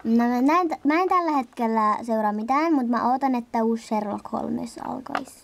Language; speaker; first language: Finnish; native; Finnish